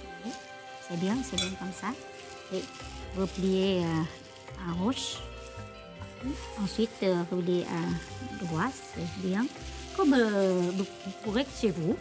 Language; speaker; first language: French; non-native, learner; Vietnamese